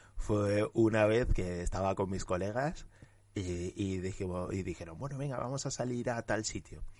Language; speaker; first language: Spanish; early bilingual, other home language; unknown